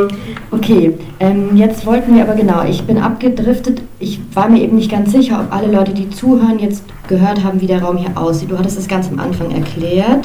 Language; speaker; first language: German; native; German